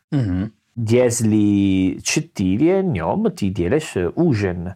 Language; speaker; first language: Russian; non-native, learner; Italian